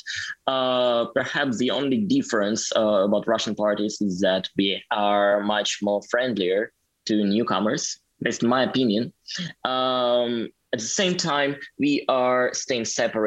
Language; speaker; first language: English; non-native, fluent; Russian